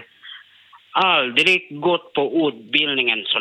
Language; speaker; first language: Swedish; non-native, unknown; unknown